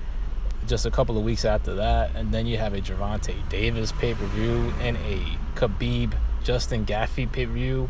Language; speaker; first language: English; native; English